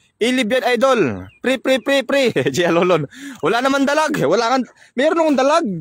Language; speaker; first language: Filipino; non-native, local second language; Iloko